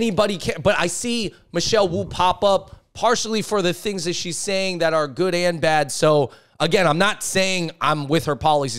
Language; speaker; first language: English; native; English